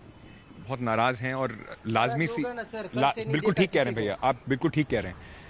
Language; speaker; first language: Hindi; native; Hindi